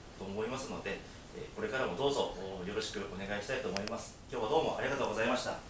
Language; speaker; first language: Japanese; native; Japanese